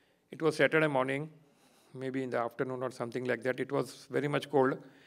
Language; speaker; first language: English; non-native, local second language; Gujarati